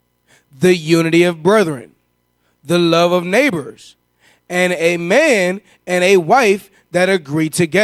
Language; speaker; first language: English; native; English